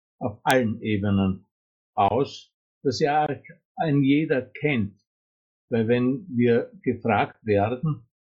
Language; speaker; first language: German; native; German